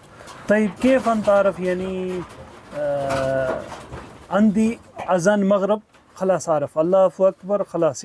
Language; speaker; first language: Arabic; non-native, learner; Urdu